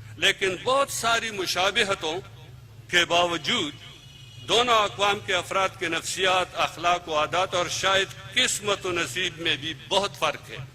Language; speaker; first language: Urdu; non-native, local second language; Pashto